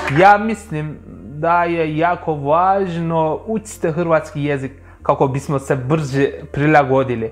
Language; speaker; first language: Croatian; non-native, learner; Turkish